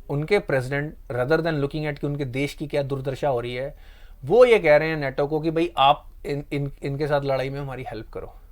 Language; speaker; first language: Hindi; non-native, local second language; Punjabi